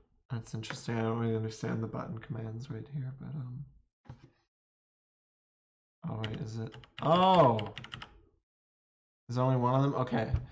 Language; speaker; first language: English; native; English